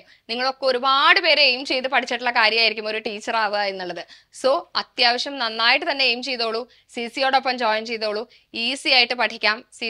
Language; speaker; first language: Malayalam; native; Malayalam